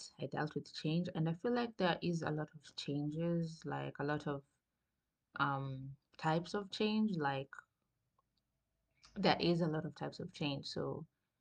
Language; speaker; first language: English; non-native, local second language; Swahili